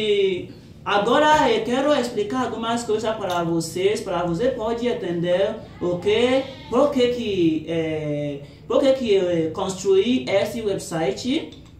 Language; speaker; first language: Portuguese; non-native, local second language; Yoruba